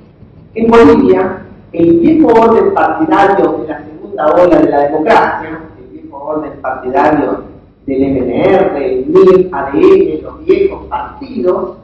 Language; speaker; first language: Spanish; native; Spanish